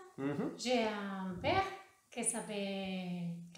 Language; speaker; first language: French; non-native, learner; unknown